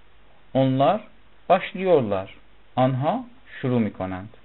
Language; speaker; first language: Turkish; non-native, fluent; Persian